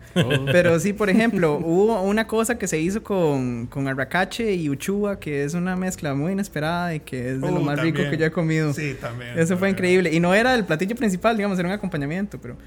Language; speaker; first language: Spanish; native; Spanish